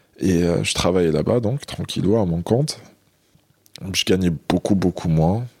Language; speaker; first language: French; non-native, local second language; Arabic